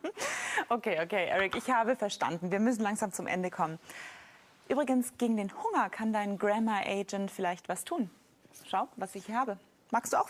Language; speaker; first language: German; native; German